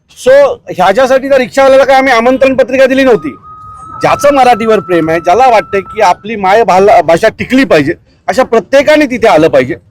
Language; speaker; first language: Marathi; native; Marathi